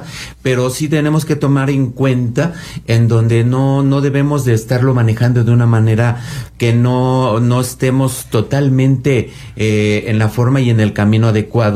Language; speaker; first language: Spanish; native; Spanish